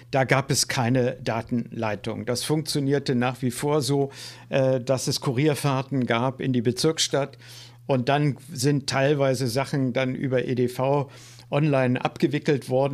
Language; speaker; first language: German; native; German